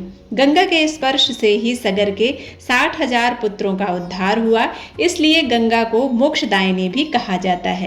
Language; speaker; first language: Hindi; native; Hindi